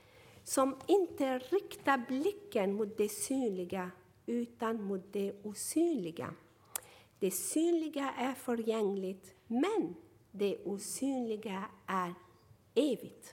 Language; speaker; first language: Swedish; non-native, fluent; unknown